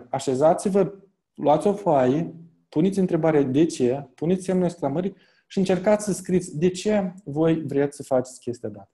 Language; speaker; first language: Romanian; native; Romanian